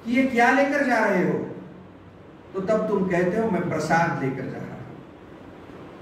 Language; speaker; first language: Hindi; non-native, local second language; Marathi